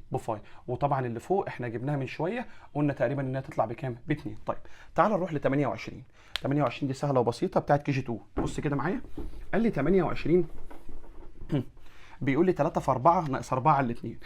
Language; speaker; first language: Arabic; native; Arabic